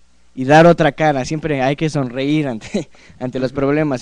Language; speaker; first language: Spanish; native; Spanish